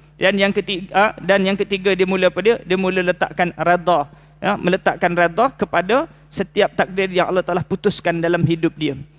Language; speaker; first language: Malay; native; Malay